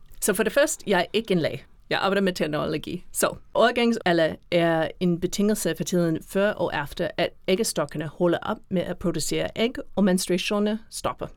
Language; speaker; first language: Danish; non-native, fluent; English